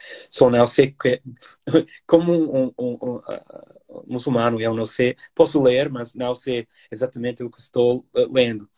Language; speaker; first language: Portuguese; non-native, fluent; English